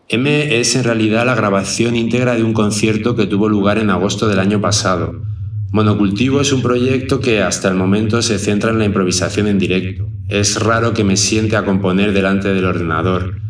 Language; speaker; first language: Spanish; native; Spanish